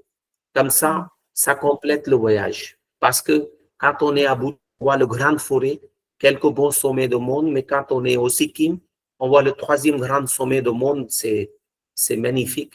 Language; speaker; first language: French; non-native, fluent; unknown